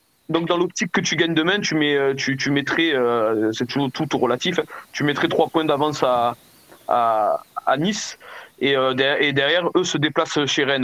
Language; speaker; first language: French; native; French